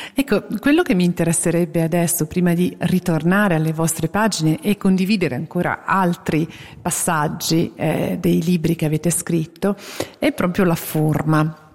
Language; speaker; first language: Italian; native; Italian